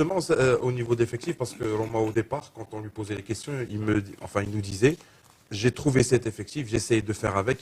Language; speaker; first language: French; non-native, local second language; Arabic